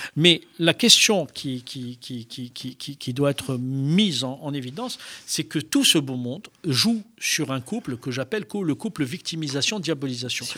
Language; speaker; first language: French; non-native, local second language; Arabic